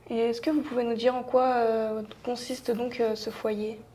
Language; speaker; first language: French; native; French